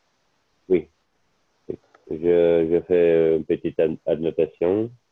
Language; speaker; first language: French; non-native, learner; Italian